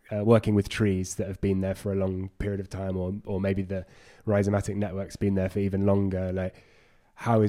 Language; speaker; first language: English; native; English